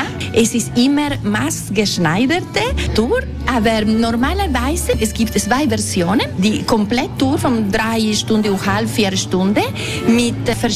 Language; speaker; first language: German; non-native, learner; Italian